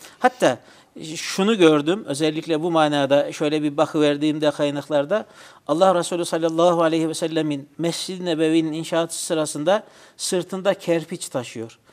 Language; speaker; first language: Turkish; native; Turkish